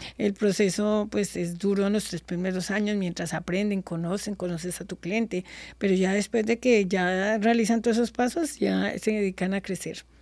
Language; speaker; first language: Spanish; native; Spanish